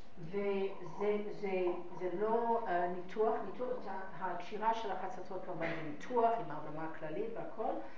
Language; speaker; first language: Hebrew; non-native, fluent; English